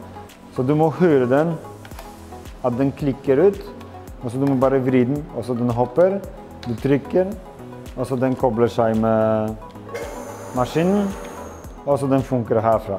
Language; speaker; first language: Norwegian; non-native, fluent; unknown